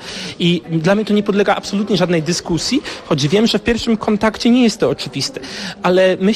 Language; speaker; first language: Polish; native; Polish